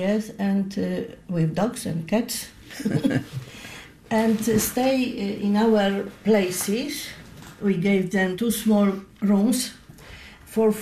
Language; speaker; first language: English; non-native, learner; Polish